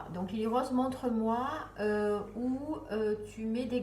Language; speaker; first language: French; native; French